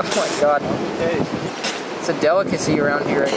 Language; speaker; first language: English; native; English